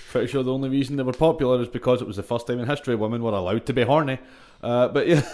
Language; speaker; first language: English; native; English